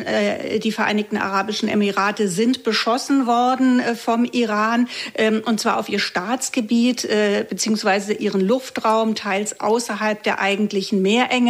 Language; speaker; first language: German; native; German